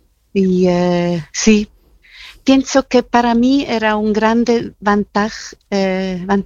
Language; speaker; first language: Spanish; non-native, fluent; German